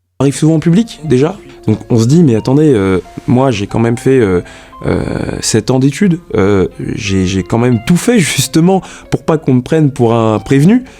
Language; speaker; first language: French; native; French